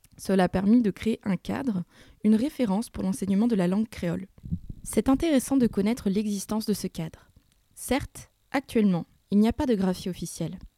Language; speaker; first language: French; non-native, local second language; Réunion Creole French